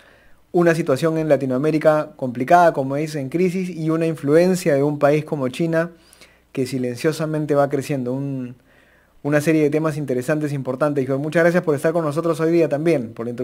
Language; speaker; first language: Spanish; native; Spanish